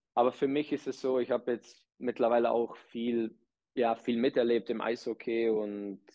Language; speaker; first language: German; early bilingual, other home language; Czech